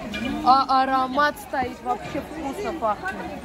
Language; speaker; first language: Russian; native; Russian